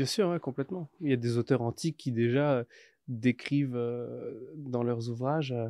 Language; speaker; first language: French; native; French